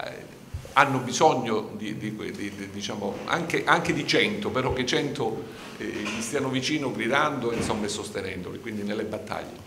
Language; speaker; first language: Italian; native; Italian